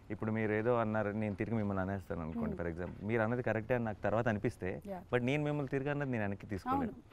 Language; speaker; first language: Telugu; native; Telugu